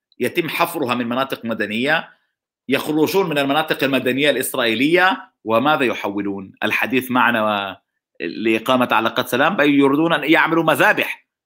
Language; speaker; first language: Arabic; non-native, local second language; Hebrew